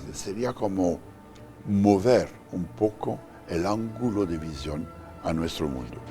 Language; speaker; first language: Spanish; non-native, fluent; French